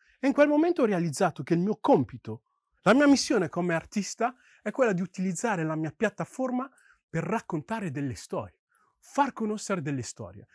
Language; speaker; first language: Italian; early bilingual, other home language; Yoruba